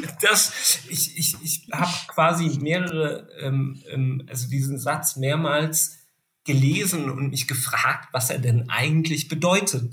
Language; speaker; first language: German; native; German